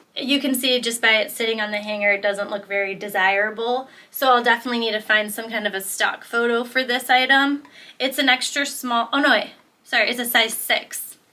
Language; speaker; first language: English; native; English